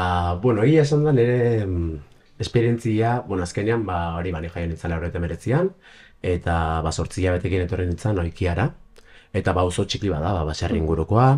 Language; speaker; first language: Basque; early bilingual, other home language; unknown